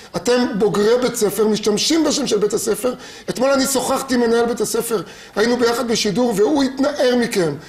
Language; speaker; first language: Hebrew; native; Hebrew